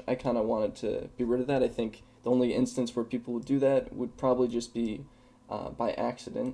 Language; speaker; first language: English; native; English